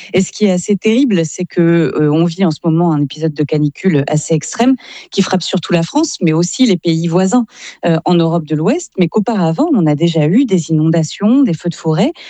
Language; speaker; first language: French; native; French